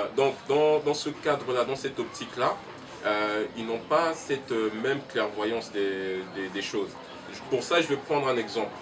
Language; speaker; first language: French; early bilingual, other home language; Lingala